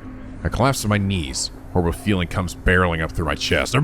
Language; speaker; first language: English; native; English